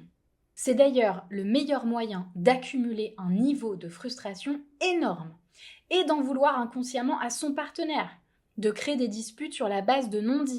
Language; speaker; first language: French; native; French